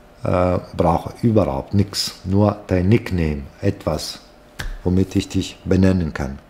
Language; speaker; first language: German; non-native, fluent; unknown